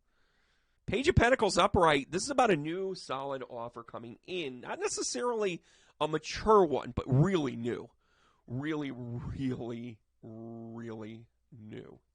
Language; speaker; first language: English; native; English